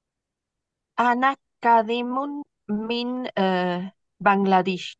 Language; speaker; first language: Arabic; non-native, learner; Spanish